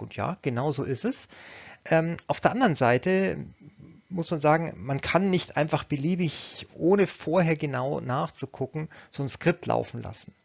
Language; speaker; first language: German; native; German